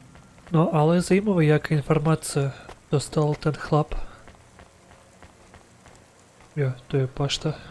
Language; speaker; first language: Czech; non-native, learner; Ukrainian